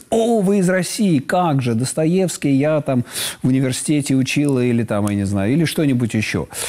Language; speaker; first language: Russian; native; Russian